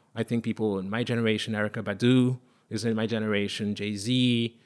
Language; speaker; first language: English; non-native, fluent; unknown